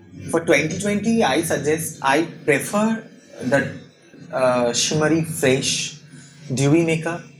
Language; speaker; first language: English; non-native, local second language; Bangla